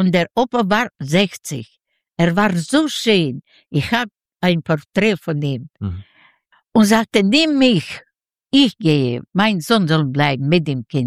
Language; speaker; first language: German; non-native, fluent; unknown